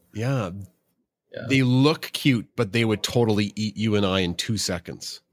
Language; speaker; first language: English; native; English